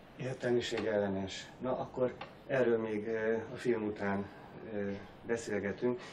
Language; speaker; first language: Hungarian; native; Hungarian